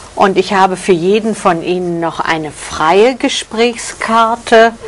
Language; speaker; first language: German; native; German